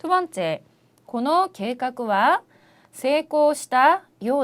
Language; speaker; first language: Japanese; non-native, fluent; Korean